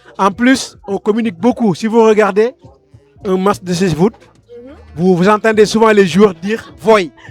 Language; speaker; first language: French; non-native, local second language; Wolof